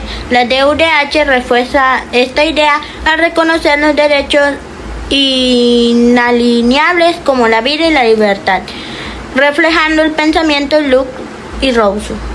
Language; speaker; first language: Spanish; native; Spanish